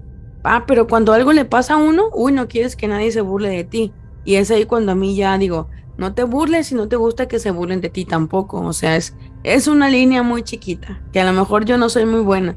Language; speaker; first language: Spanish; native; Spanish